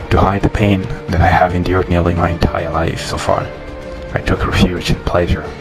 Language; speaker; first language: English; non-native, fluent; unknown